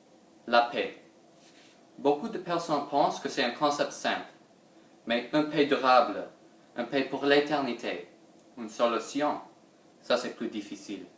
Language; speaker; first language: French; non-native, learner; English